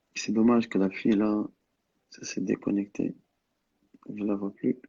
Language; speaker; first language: French; non-native, local second language; Arabic